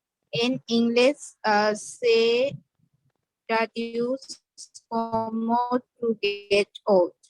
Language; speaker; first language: Spanish; non-native, learner; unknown